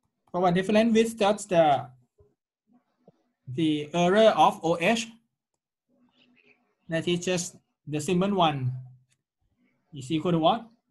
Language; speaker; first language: English; non-native, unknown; Thai